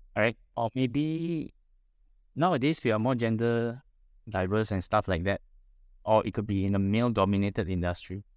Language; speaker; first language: English; non-native, local second language; Min Nan Chinese